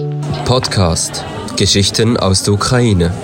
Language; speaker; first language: German; native; German